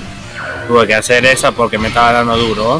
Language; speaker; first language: Spanish; native; Spanish